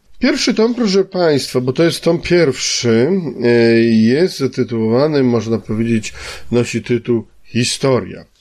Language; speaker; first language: Polish; native; Polish